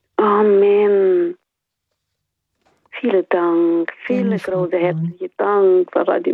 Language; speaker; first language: German; non-native, learner; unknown